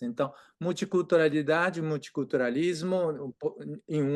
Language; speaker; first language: Portuguese; non-native, fluent; Japanese